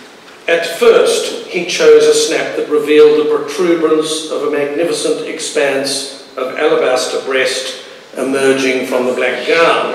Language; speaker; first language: English; native; English